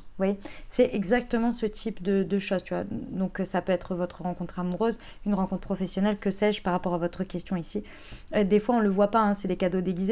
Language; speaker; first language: French; native; French